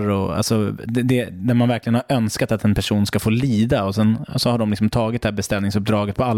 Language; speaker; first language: Swedish; native; Swedish